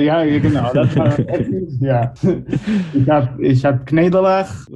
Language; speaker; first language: German; non-native, fluent; Hebrew